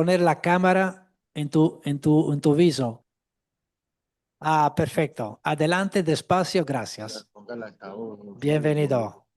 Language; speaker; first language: Spanish; non-native, fluent; Italian